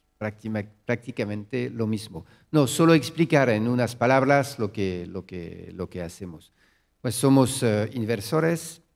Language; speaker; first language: Spanish; non-native, fluent; French